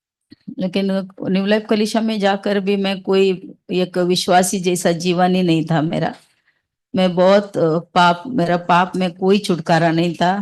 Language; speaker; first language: Hindi; non-native, local second language; Malayalam